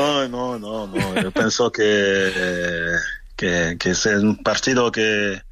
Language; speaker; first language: Spanish; non-native, fluent; French